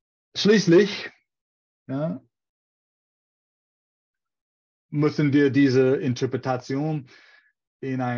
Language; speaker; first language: German; non-native, fluent; English